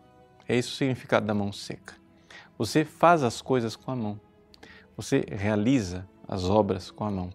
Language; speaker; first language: Portuguese; native; Portuguese